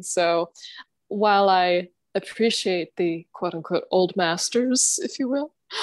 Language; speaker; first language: English; non-native, fluent; German